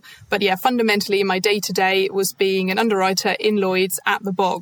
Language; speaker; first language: English; non-native, fluent; German